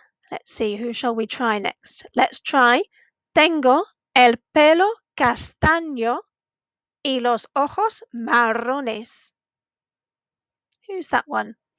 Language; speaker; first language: English; native; English